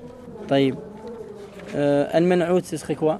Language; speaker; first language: Arabic; non-native, learner; French